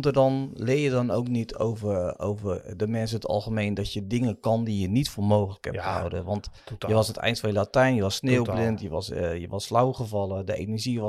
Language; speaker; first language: Dutch; native; Dutch